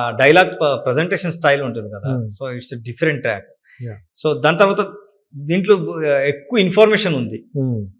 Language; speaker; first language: Telugu; non-native, learner; Kannada